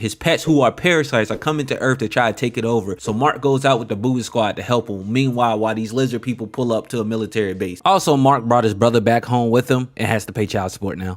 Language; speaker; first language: English; native; English